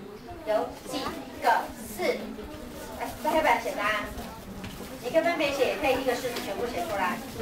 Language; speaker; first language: Chinese; native; Chinese